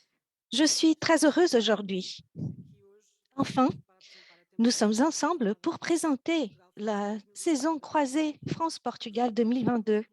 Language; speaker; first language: French; non-native, fluent; Portuguese